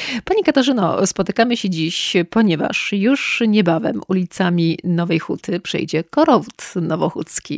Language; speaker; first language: Polish; native; Polish